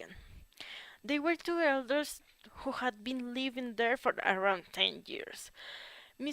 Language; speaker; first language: English; non-native, learner; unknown